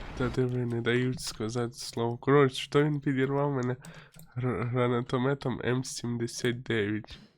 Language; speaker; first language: Ukrainian; non-native, local second language; Russian